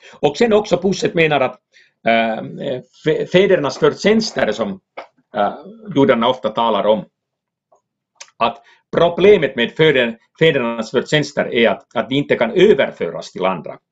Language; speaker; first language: Swedish; non-native, local second language; Finnish